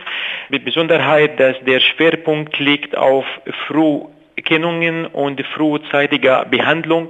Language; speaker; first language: German; non-native, fluent; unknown